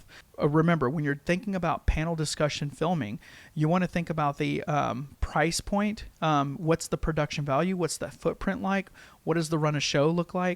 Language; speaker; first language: English; native; English